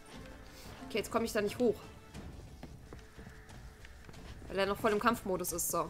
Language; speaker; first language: German; native; German